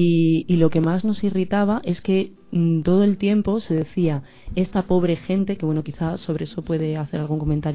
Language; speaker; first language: Spanish; native; Spanish